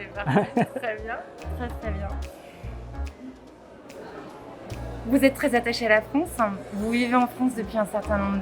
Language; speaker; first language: French; native; French